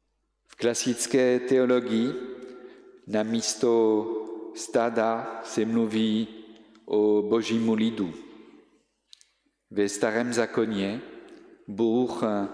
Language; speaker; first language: Czech; non-native, fluent; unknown